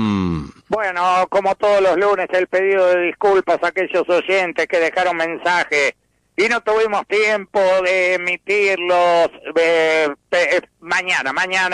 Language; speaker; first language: Spanish; native; Spanish